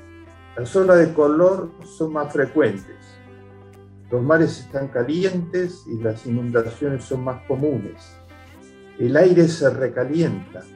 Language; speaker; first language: Spanish; native; Spanish